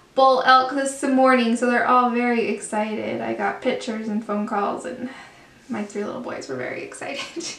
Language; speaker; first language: English; native; English